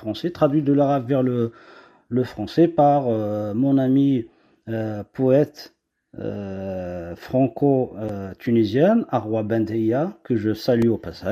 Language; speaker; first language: French; non-native, local second language; Kabyle